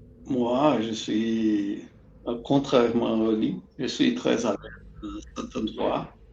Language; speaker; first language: French; non-native, fluent; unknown